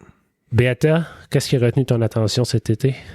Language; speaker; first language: French; native; French